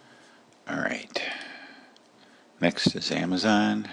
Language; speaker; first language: English; native; English